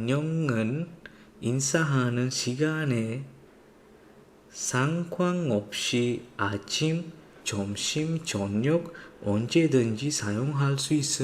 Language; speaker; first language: Korean; non-native, learner; Sinhala